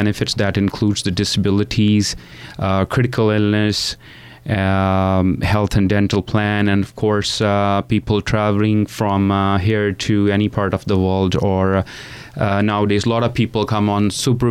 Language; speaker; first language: English; non-native, local second language; Punjabi